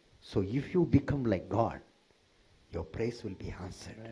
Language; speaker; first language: English; non-native, local second language; Telugu